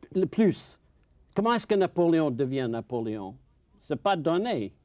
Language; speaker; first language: French; non-native, fluent; English